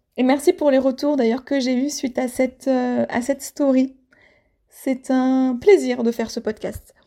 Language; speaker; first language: French; native; French